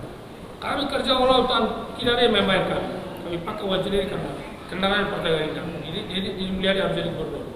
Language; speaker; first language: Indonesian; non-native, local second language; Tetum